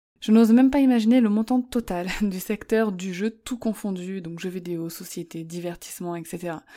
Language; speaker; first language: French; native; French